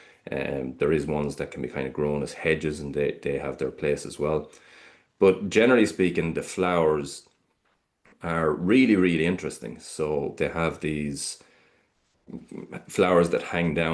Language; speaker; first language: English; native; English